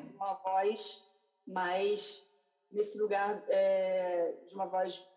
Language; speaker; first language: Portuguese; native; Portuguese